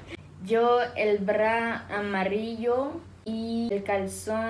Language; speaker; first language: Spanish; non-native, fluent; French